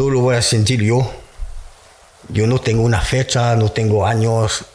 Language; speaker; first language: Spanish; non-native, fluent; French